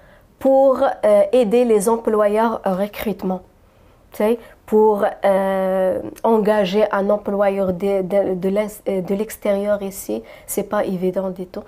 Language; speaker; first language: French; non-native, local second language; Arabic